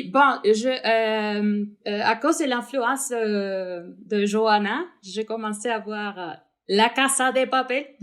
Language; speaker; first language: French; non-native, fluent; Spanish